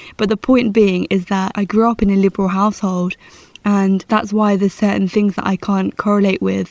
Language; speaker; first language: English; native; English